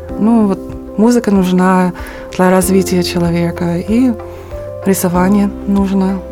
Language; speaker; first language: Russian; non-native, fluent; English